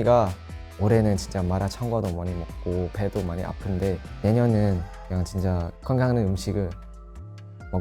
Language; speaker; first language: Korean; non-native, fluent; Thai